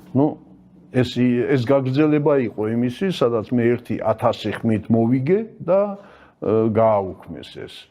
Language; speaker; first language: Georgian; native; Georgian